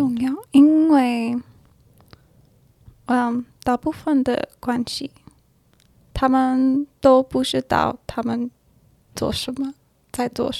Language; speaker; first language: Chinese; non-native, learner; English